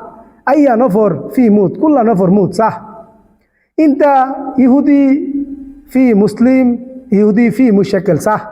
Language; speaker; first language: Arabic; non-native, learner; Bangla